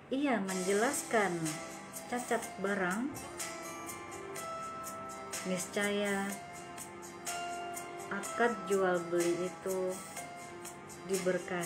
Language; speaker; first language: Indonesian; native; Indonesian